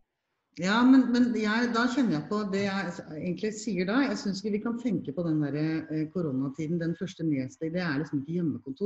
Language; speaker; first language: Norwegian; native; Norwegian